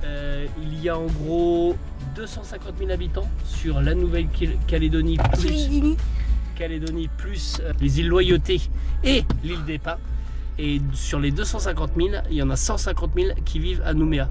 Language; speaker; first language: French; native; French